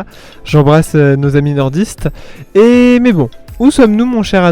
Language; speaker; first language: French; native; French